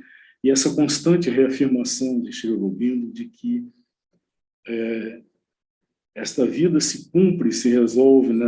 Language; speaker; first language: Portuguese; native; Portuguese